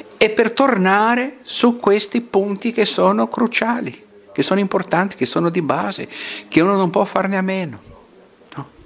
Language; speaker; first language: Italian; non-native, fluent; Portuguese